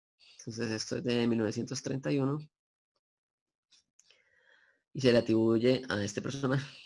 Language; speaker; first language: Spanish; native; Spanish